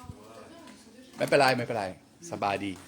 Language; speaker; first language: Thai; non-native, learner; French